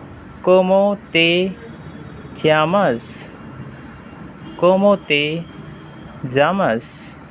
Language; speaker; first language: Spanish; non-native, learner; Hindi